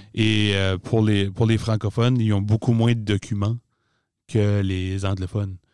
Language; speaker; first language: French; native; French